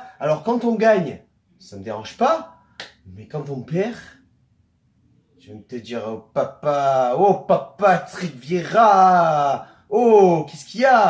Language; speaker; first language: French; native; French